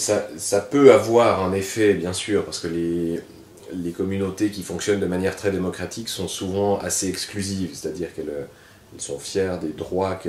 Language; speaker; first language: French; native; French